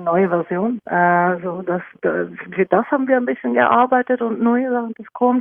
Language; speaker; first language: German; non-native, fluent; Norwegian